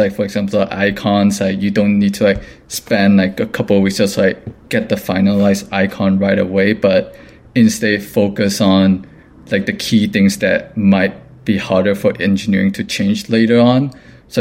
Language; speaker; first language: English; non-native, local second language; Cantonese